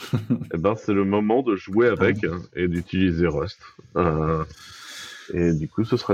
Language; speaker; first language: French; native; French